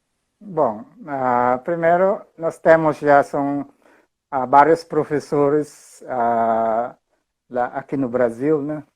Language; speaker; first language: Portuguese; non-native, fluent; Filipino